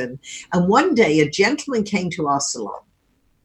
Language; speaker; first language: English; native; English